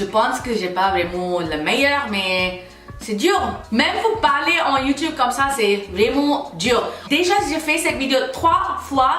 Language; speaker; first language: French; non-native, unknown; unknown